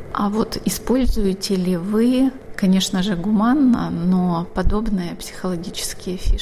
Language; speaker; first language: Russian; native; Russian